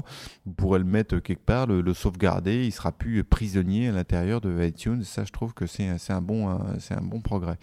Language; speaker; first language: French; native; French